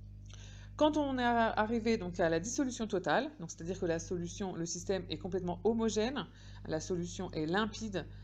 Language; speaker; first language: French; native; French